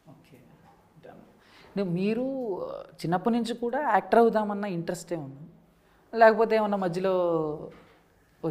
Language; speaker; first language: Telugu; native; Telugu